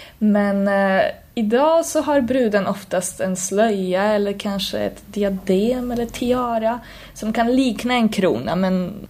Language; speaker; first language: Swedish; native; Swedish